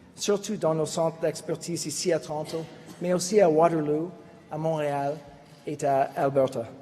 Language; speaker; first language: French; non-native, local second language; English